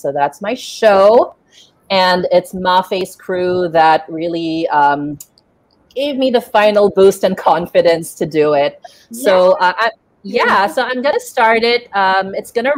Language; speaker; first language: English; non-native, local second language; Filipino